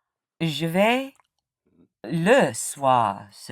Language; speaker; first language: French; non-native, learner; English